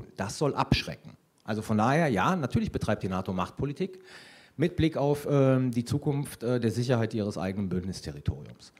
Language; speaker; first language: German; native; German